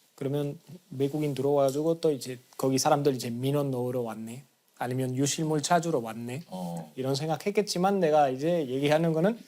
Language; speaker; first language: Korean; non-native, fluent; Spanish